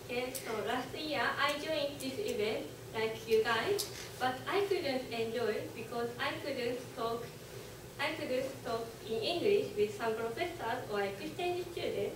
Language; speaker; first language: English; non-native, learner; Japanese